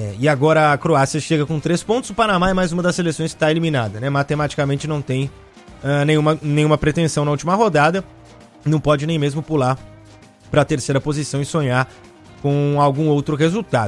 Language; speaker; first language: Portuguese; native; Portuguese